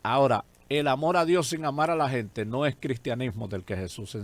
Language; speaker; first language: Spanish; native; Spanish